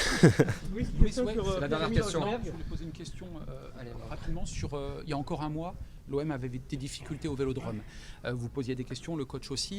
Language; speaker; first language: French; native; French